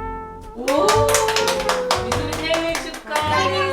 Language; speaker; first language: Korean; native; Korean